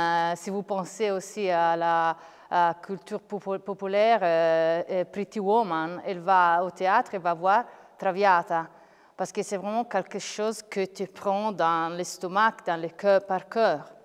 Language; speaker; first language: French; non-native, fluent; Italian